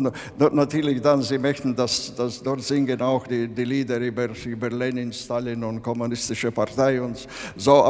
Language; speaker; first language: German; non-native, learner; Latvian